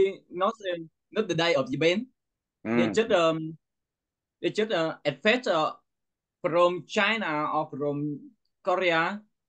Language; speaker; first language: English; non-native, learner; Vietnamese